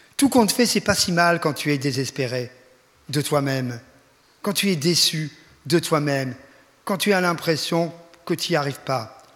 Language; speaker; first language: French; native; French